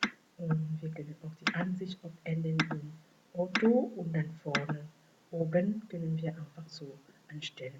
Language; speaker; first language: German; non-native, fluent; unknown